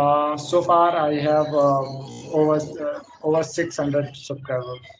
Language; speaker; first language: English; non-native, fluent; Hindi